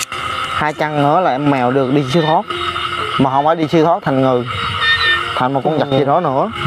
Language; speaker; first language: Vietnamese; native; Vietnamese